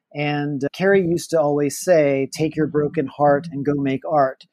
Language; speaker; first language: English; native; English